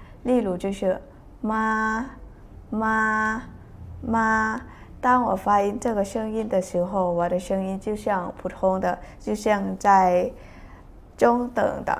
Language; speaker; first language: Chinese; non-native, fluent; Thai